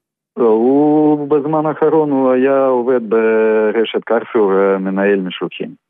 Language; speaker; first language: Hebrew; non-native, fluent; Russian